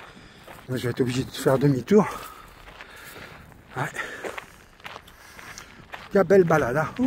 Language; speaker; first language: French; native; French